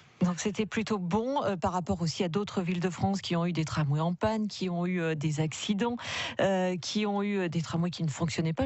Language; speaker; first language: French; native; French